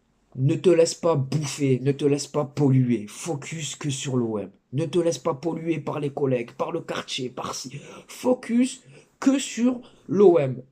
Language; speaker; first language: French; native; French